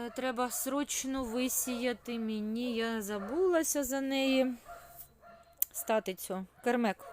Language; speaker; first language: Ukrainian; native; Ukrainian